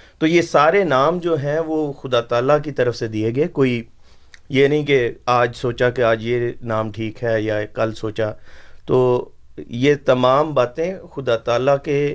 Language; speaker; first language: Urdu; native; Urdu